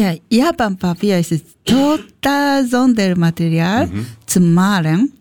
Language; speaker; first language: German; non-native, learner; Japanese